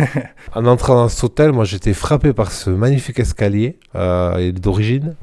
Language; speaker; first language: French; native; French